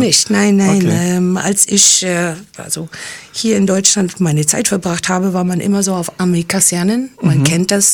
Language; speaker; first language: German; non-native, fluent; English